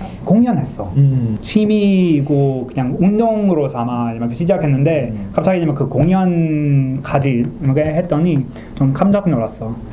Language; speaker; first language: Korean; non-native, learner; English